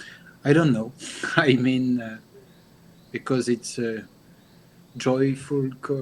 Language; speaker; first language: English; non-native, learner; French